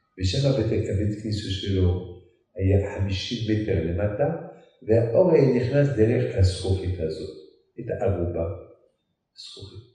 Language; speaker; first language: Hebrew; non-native, fluent; Arabic